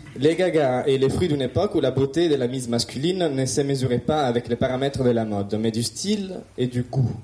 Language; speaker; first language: French; non-native, fluent; Italian